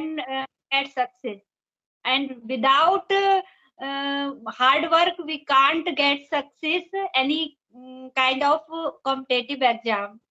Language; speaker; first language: English; non-native, learner; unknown